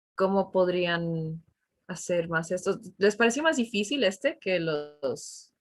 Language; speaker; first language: Spanish; early bilingual, heritage; Spanish